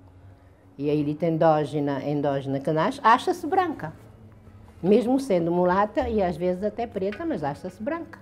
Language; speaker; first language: Portuguese; non-native, local second language; Kabuverdianu